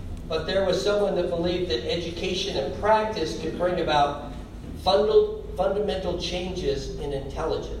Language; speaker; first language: English; native; English